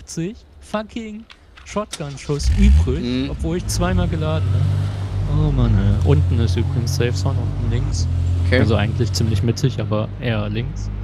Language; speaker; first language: German; native; German